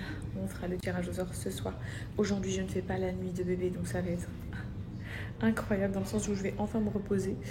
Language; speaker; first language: French; native; French